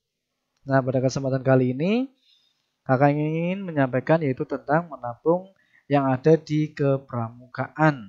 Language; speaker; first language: Indonesian; native; Indonesian